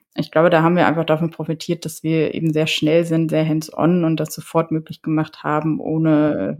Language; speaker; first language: German; early bilingual, other home language; Polish